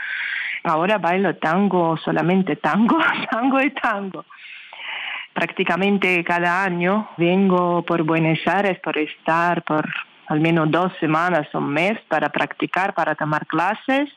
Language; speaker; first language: Spanish; non-native, learner; Russian